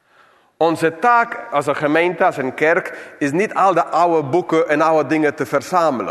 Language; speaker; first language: Dutch; non-native, fluent; English